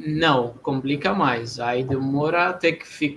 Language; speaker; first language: Portuguese; non-native, fluent; Arabic